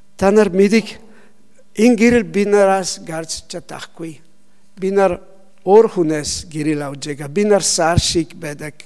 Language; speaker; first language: Mongolian; non-native, learner; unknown